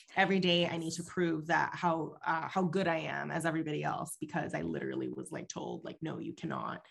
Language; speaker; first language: English; early bilingual, other home language; Spanish